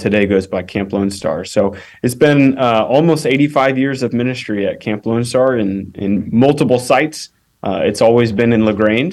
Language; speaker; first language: English; native; English